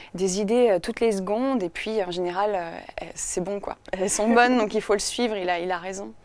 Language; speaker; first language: French; native; French